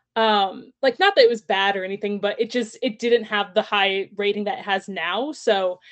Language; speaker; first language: English; native; English